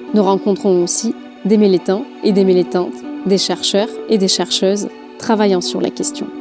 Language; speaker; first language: French; non-native, fluent; Russian